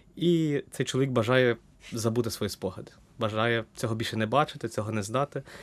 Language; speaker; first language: Ukrainian; native; Ukrainian